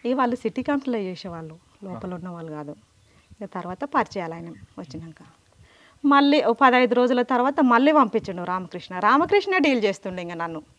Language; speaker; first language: Telugu; native; Telugu